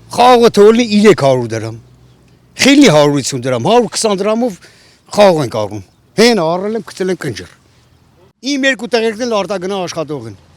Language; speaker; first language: Armenian; native; Armenian